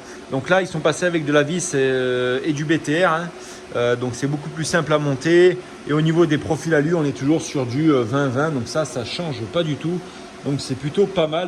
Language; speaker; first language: French; native; French